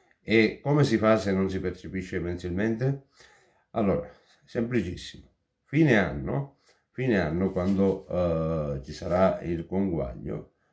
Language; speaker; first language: Italian; non-native, fluent; Hindi